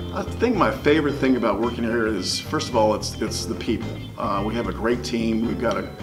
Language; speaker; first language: English; native; English